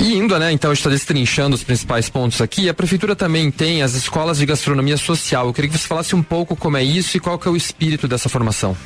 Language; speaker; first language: Portuguese; native; Portuguese